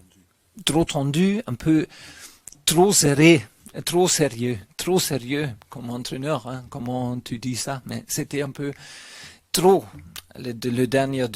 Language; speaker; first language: French; non-native, learner; German